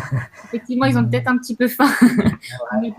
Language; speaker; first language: French; native; French